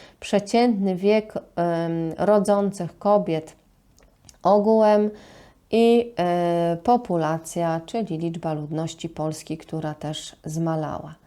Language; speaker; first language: Polish; native; Polish